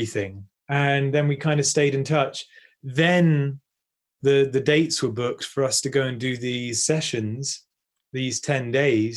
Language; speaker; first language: English; native; English